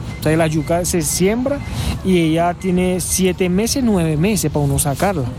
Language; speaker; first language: Spanish; native; Spanish